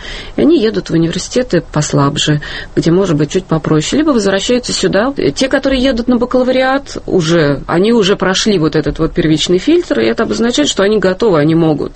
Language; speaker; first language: Russian; native; Russian